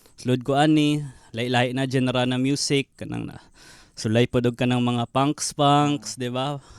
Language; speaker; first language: Cebuano; non-native, local second language; Hiligaynon